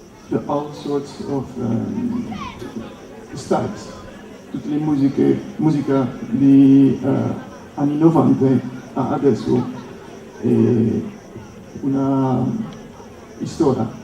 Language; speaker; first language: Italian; non-native, learner; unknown